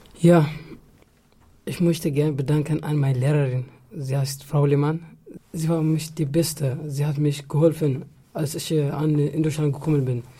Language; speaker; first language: German; non-native, learner; Tigrinya